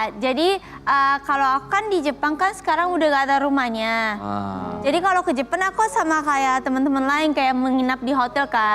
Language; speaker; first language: Indonesian; non-native, fluent; Japanese